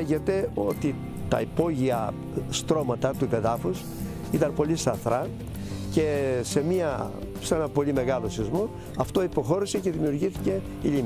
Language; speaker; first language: Greek; native; Greek